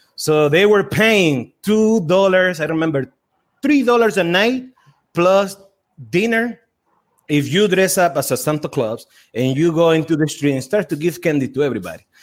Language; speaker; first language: English; non-native, fluent; Spanish